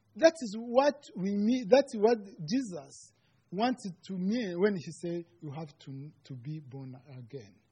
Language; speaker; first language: English; non-native, local second language; Kinyarwanda